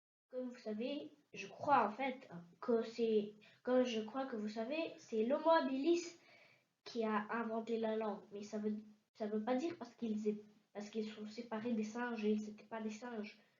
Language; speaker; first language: French; early bilingual, heritage; French